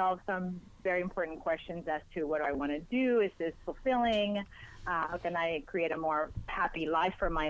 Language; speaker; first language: English; non-native, fluent; Spanish